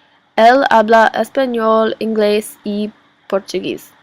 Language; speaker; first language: Spanish; non-native, learner; English